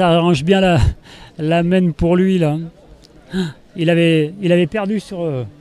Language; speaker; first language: French; native; French